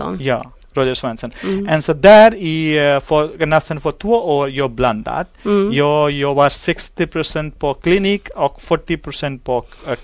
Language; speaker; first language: Swedish; non-native, learner; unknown